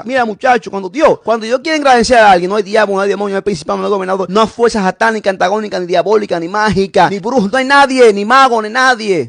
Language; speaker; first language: Spanish; native; Spanish